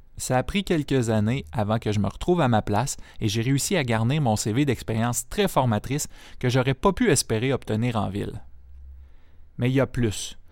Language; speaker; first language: French; native; French